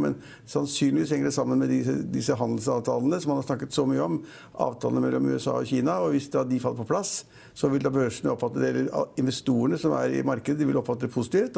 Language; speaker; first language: Norwegian; native; Norwegian